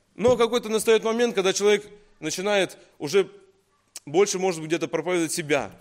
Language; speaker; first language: Russian; native; Russian